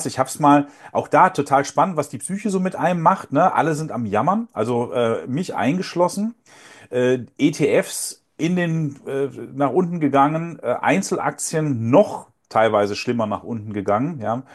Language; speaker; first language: German; native; German